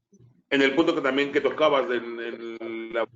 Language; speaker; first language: Spanish; native; Spanish